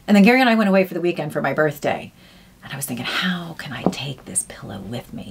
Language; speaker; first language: English; native; English